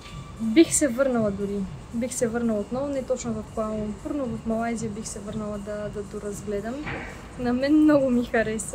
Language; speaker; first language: Bulgarian; native; Bulgarian